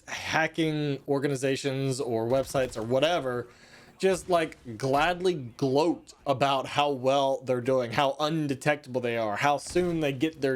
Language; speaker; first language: English; native; English